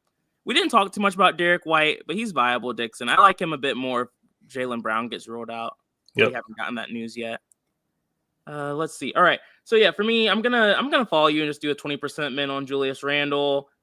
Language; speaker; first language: English; native; English